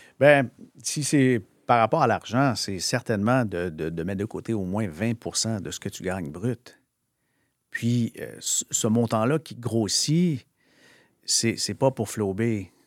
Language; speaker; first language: French; native; French